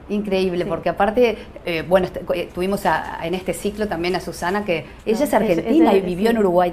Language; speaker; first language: Spanish; native; Spanish